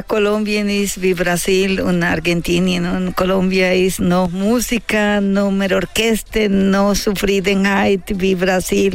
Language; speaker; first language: German; non-native, learner; Spanish